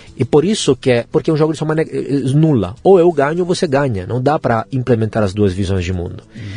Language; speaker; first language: Portuguese; non-native, fluent; Italian